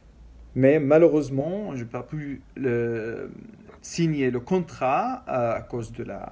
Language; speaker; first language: French; non-native, learner; Arabic